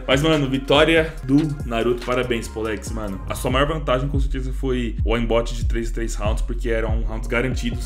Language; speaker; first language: Portuguese; native; Portuguese